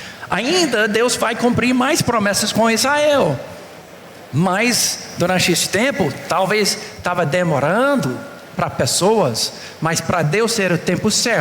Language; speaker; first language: Portuguese; non-native, fluent; English